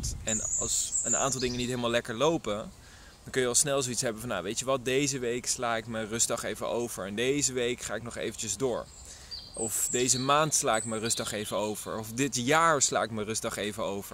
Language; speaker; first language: Dutch; native; Dutch